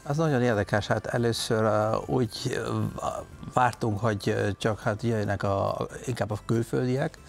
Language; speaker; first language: Hungarian; non-native, fluent; Dutch